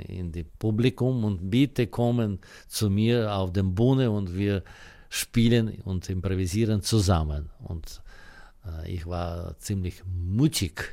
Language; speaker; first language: German; non-native, learner; Russian